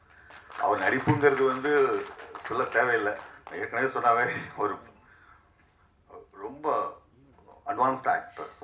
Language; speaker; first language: Tamil; native; Tamil